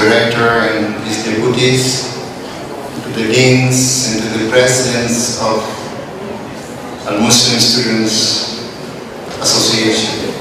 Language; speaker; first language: English; non-native, fluent; Indonesian